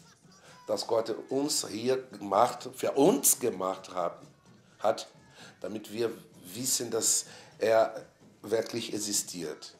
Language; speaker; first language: German; non-native, fluent; Portuguese